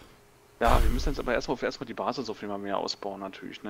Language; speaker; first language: German; native; German